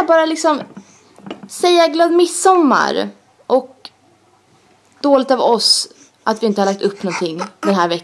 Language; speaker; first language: Swedish; native; Swedish